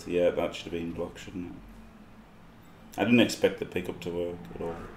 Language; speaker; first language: English; native; English